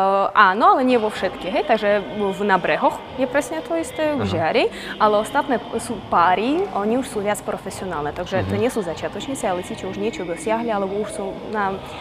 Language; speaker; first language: Slovak; non-native, fluent; Russian